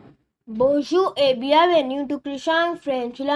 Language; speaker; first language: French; non-native, learner; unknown